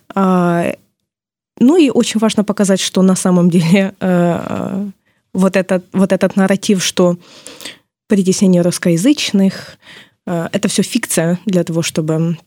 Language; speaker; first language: Russian; non-native, local second language; Ukrainian